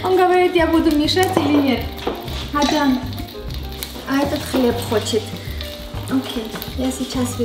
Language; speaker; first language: Russian; non-native, fluent; Armenian